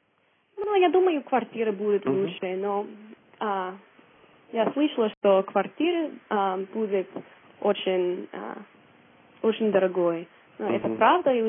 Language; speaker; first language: Russian; non-native, learner; English